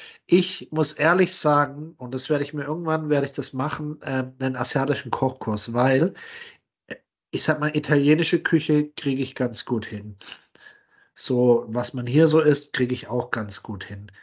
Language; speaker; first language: German; native; German